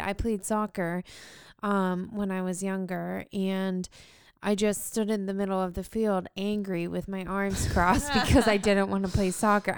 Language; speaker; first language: English; native; English